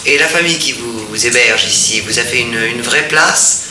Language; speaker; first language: French; native; French